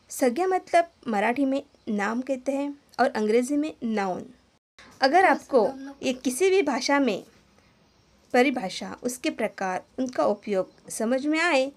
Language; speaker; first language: Hindi; non-native, local second language; Marathi